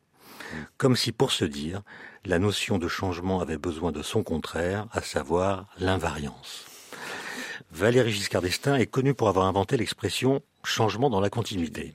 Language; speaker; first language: French; native; French